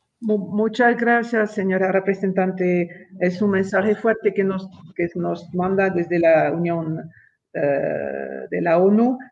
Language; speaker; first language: Spanish; non-native, fluent; French